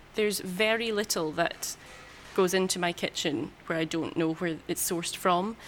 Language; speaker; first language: English; native; English